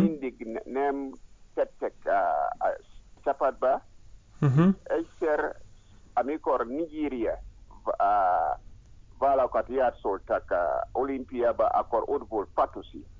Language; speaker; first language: Hungarian; non-native, learner; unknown